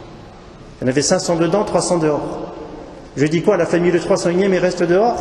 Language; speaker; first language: French; native; French